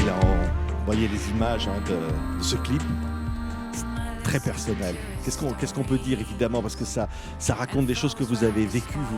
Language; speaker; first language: French; native; French